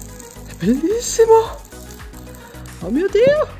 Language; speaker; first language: Italian; native; Italian